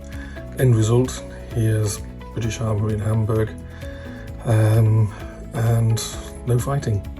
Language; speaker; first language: English; native; English